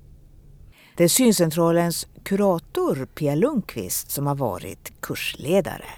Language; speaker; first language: Swedish; native; Swedish